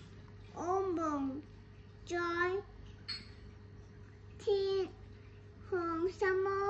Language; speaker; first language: Chinese; non-native, local second language; Cantonese